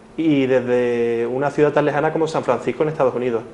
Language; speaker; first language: Spanish; native; Spanish